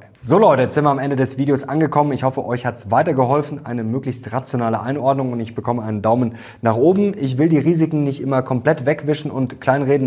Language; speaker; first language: German; native; German